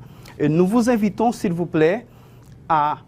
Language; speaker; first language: French; non-native, fluent; Spanish